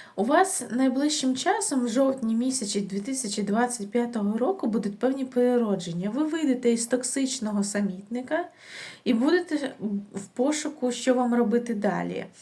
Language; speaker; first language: Ukrainian; non-native, local second language; Russian